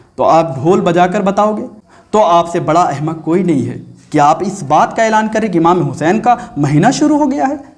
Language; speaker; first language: Urdu; native; Urdu